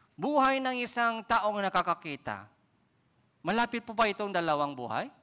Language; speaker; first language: Filipino; non-native, fluent; Korean